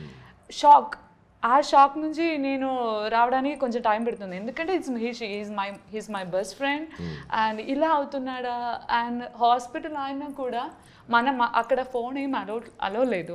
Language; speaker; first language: Telugu; non-native, learner; Malayalam